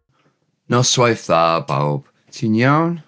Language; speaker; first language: Welsh; non-native, learner; English